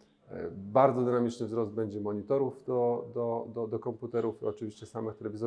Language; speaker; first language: Polish; native; Polish